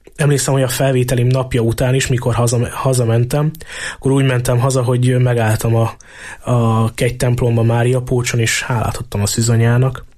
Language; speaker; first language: Hungarian; native; Hungarian